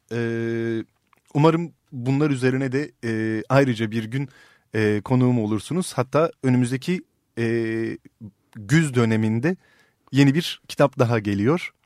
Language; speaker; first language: Turkish; native; Turkish